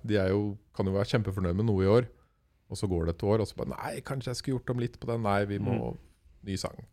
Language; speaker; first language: Norwegian; native; Norwegian